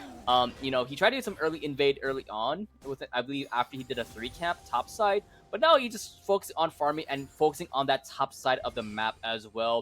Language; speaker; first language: English; native; English